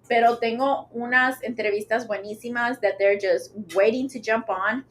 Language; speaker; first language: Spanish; early bilingual, heritage; Spanish